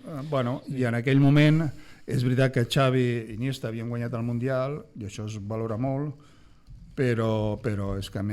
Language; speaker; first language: Catalan; native; Catalan